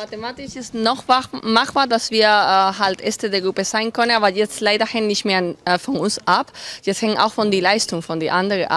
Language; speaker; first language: German; non-native, fluent; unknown